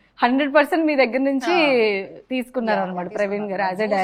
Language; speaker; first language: Telugu; native; Telugu